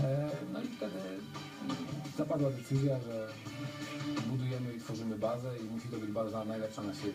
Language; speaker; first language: Polish; native; Polish